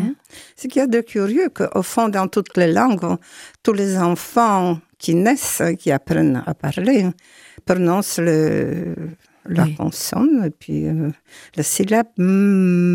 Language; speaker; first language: French; native; French